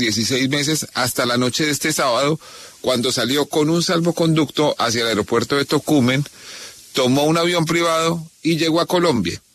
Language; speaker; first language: Spanish; native; Spanish